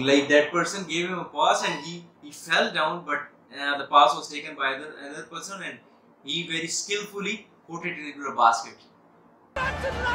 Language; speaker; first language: English; non-native, local second language; Urdu